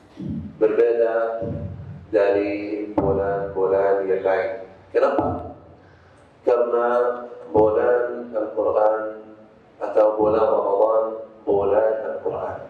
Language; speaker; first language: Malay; non-native, fluent; Arabic